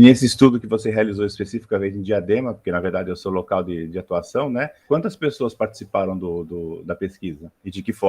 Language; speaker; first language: Portuguese; native; Portuguese